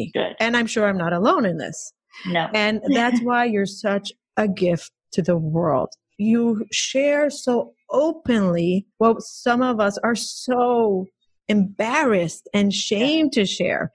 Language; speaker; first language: English; non-native, fluent; Hebrew